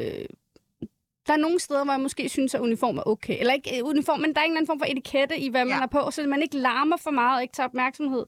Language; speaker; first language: Danish; early bilingual, other home language; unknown